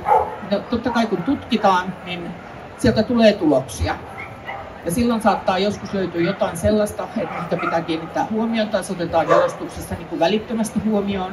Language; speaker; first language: Finnish; native; Finnish